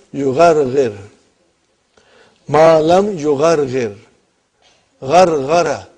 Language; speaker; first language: Arabic; non-native, fluent; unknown